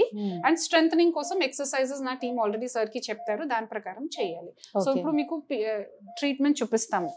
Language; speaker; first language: Telugu; non-native, learner; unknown